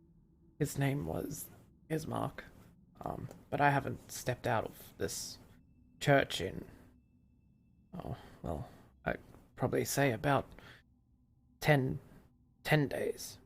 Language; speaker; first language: English; native; English